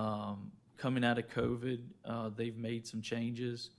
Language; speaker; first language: English; native; English